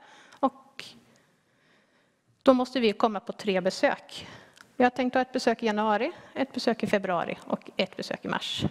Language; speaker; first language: Swedish; native; Swedish